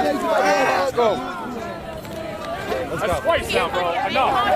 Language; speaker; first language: English; non-native, learner; Spanish